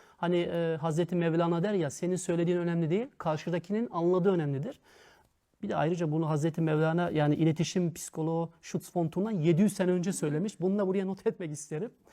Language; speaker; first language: Turkish; early bilingual, heritage; Turkish